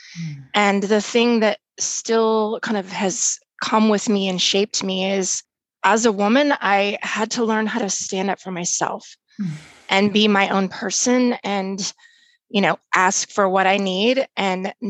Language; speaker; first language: English; native; English